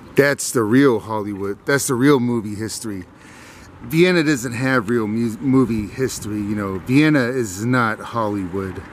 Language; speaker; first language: English; native; English